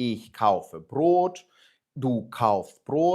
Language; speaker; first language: German; non-native, fluent; Ukrainian